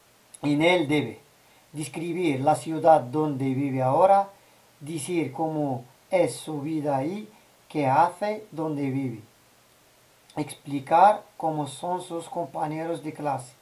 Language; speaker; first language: Spanish; non-native, learner; Arabic